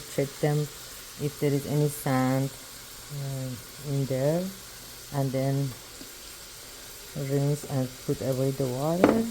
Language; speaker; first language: English; non-native, learner; Persian